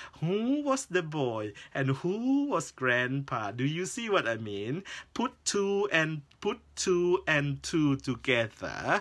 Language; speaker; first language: English; non-native, fluent; Thai